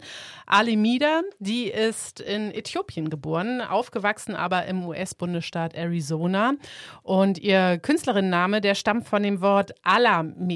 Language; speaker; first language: German; native; German